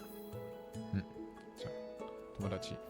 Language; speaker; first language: Japanese; non-native, learner; German